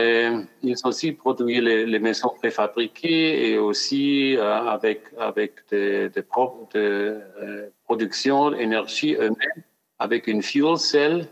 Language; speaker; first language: French; non-native, fluent; German